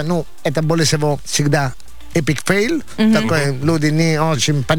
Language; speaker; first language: Russian; non-native, fluent; Italian